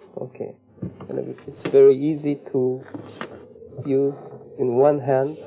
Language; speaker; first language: English; non-native, learner; Japanese